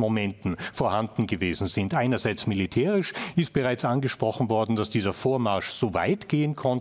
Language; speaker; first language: German; native; German